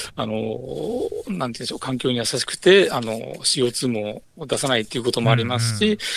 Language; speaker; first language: Japanese; native; Japanese